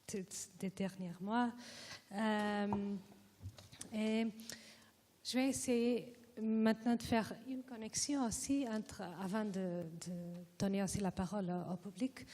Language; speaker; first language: French; non-native, fluent; Portuguese